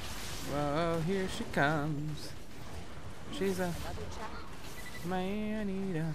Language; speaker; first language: English; native; English